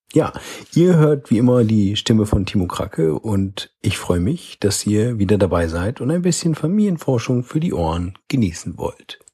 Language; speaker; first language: German; native; German